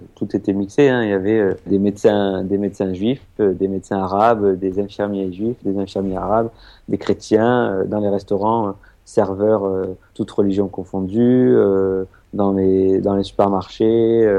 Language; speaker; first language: French; native; French